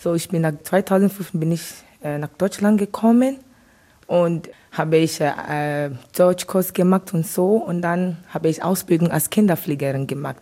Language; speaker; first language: German; non-native, learner; Akan